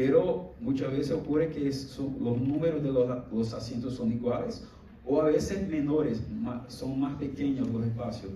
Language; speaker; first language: Spanish; non-native, fluent; Portuguese